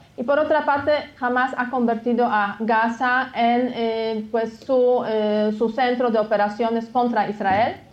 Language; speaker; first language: Spanish; non-native, fluent; Polish